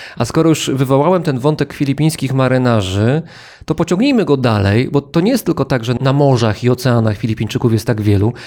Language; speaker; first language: Polish; native; Polish